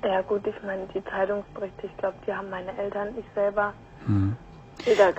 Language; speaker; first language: German; native; German